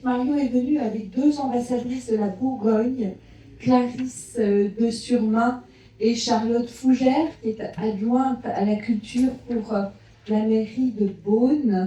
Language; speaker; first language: French; native; French